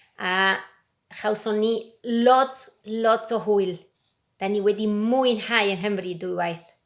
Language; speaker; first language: Welsh; non-native, fluent; Spanish